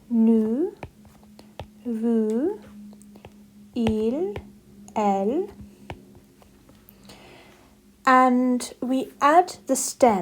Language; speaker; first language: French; non-native, learner; English